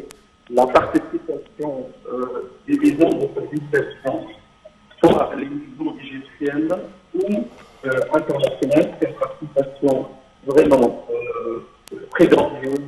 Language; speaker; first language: French; non-native, fluent; Arabic